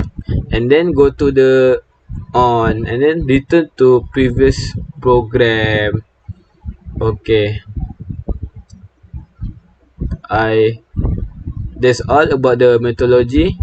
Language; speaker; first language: English; non-native, local second language; Malay